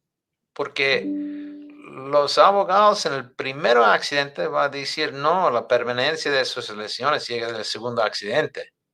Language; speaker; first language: Spanish; non-native, fluent; English